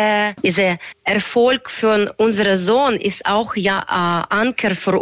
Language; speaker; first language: German; non-native, learner; Ukrainian